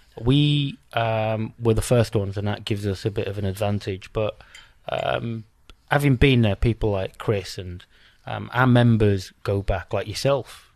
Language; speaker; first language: English; native; English